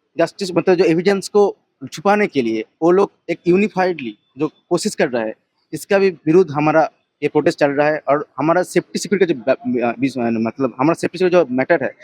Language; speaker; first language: Hindi; non-native, local second language; Bangla